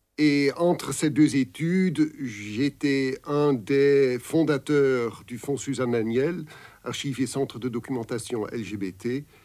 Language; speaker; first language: French; non-native, local second language; Dutch